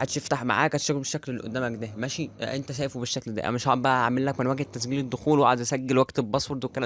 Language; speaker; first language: Arabic; native; Arabic